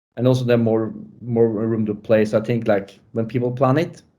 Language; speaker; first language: English; non-native, fluent; Norwegian